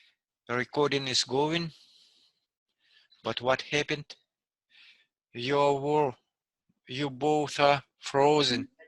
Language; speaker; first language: English; non-native, learner; Russian